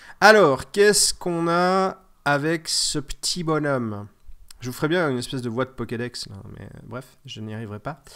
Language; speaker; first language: French; native; French